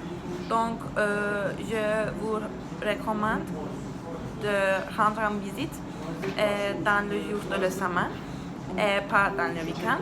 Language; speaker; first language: French; non-native, learner; Turkish